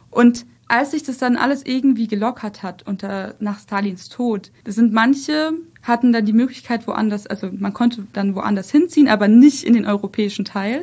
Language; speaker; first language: German; early bilingual, other home language; Russian